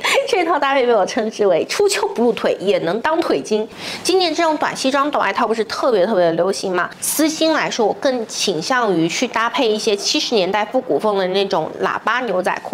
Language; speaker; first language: Chinese; native; Chinese